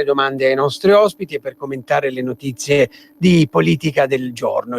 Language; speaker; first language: Italian; native; Italian